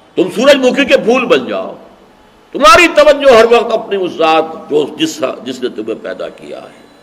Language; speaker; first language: Urdu; native; Urdu